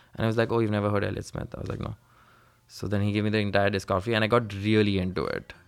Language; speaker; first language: English; non-native, local second language; Hindi